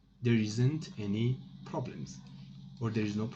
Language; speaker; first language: English; non-native, fluent; Persian